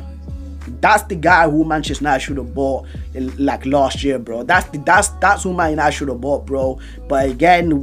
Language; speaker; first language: English; native; English